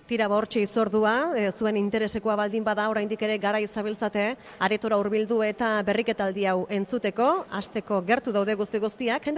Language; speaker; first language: Basque; native; Basque